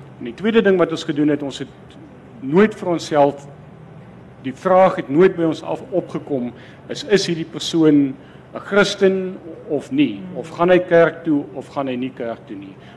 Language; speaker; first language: Afrikaans; native; Afrikaans